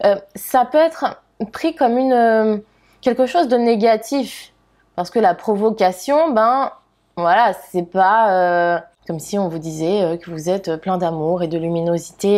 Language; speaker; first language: French; native; French